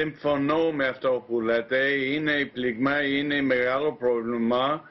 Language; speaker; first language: Greek; non-native, fluent; English